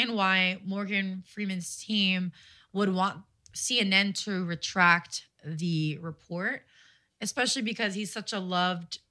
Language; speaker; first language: English; early bilingual, other home language; Spanish